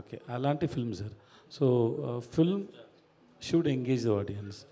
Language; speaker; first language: Telugu; non-native, learner; Tamil